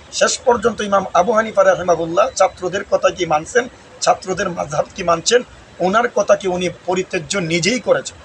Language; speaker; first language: Bangla; non-native, local second language; Sylheti